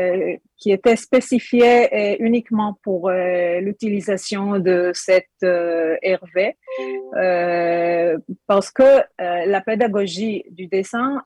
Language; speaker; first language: French; non-native, learner; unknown